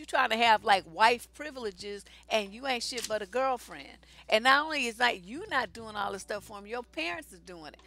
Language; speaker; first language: English; native; English